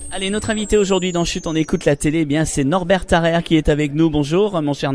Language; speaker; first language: French; native; French